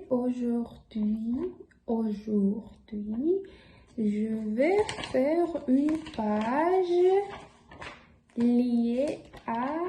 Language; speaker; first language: French; non-native, learner; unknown